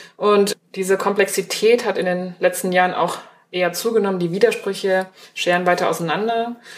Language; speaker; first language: German; early bilingual, other home language; Chinese